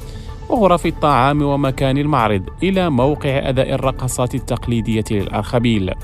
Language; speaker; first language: Arabic; non-native, fluent; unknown